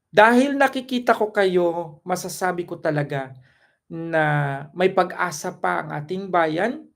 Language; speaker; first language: Filipino; non-native, local second language; Cebuano